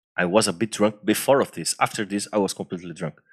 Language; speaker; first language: English; non-native, fluent; Portuguese